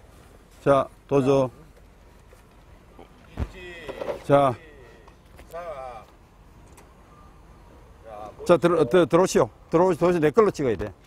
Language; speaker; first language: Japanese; non-native, learner; Korean